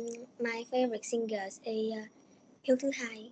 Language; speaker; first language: English; non-native, learner; Vietnamese